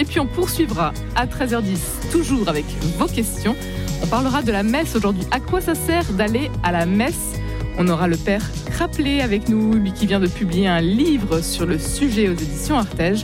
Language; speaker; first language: French; native; French